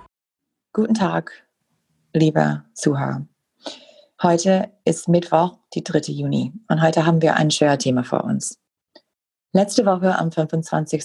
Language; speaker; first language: German; non-native, fluent; English